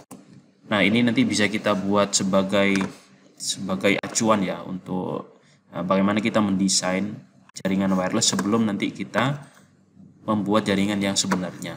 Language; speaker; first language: Indonesian; native; Indonesian